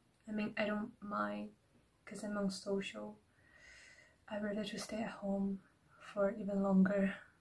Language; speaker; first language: English; non-native, fluent; Chinese